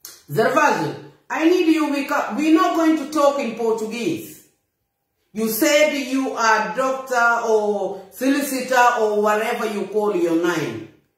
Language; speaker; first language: English; non-native, fluent; Upper Guinea Crioulo